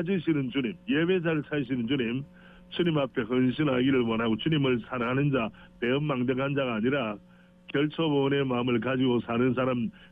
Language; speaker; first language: Korean; native; Korean